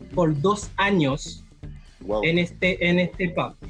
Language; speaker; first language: Spanish; non-native, fluent; Haitian Creole